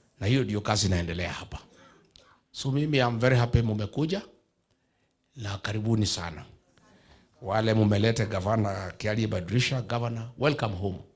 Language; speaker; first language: Swahili; non-native, local second language; Kikuyu